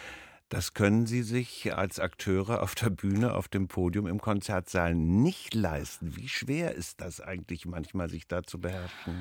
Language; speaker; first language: German; native; German